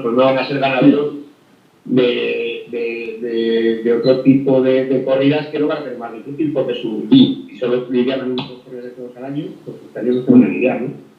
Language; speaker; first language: Spanish; native; Spanish